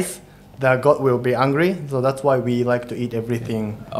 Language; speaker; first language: English; non-native, fluent; Japanese